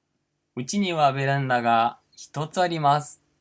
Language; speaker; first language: Japanese; non-native, fluent; Portuguese